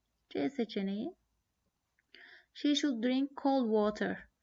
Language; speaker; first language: English; non-native, fluent; Turkish